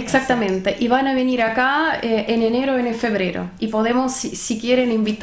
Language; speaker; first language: Spanish; non-native, fluent; Russian